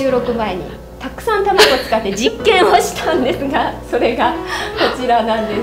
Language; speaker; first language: Japanese; native; Japanese